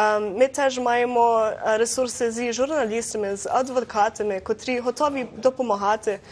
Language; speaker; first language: Ukrainian; early bilingual, heritage; Ukrainian